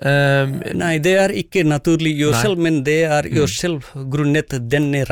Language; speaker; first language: Norwegian; non-native, fluent; Nepali